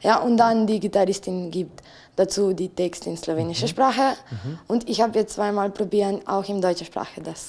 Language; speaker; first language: German; non-native, fluent; Slovenian